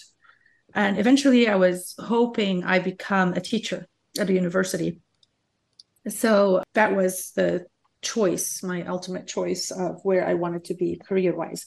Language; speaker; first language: English; non-native, fluent; Arabic